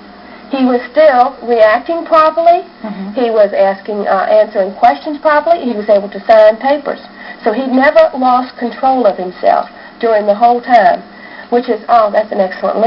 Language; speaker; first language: English; native; English